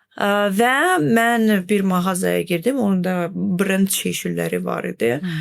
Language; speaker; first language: Azerbaijani; non-native, fluent; Russian